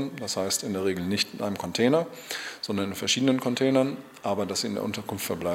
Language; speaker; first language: German; native; German